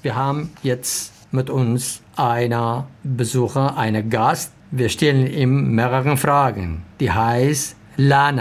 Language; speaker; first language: German; non-native, learner; Arabic